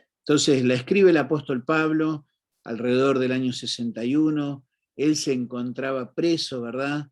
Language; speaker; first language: Spanish; native; Spanish